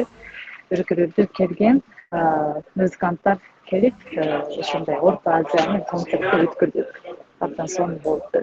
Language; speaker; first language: Kyrgyz; non-native, learner; Japanese